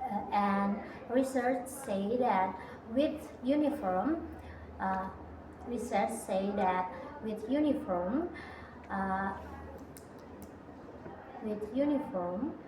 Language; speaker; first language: English; non-native, learner; Indonesian